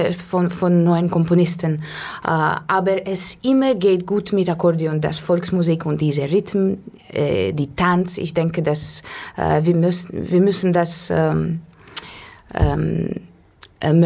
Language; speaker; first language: German; non-native, learner; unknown